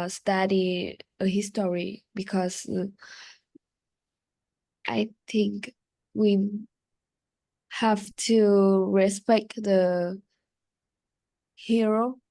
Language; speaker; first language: English; non-native, learner; Vietnamese